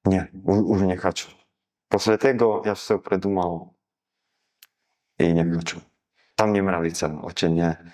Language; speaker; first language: Russian; non-native, learner; Slovak